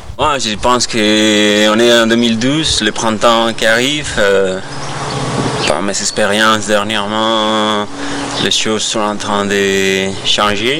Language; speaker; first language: French; non-native, fluent; Spanish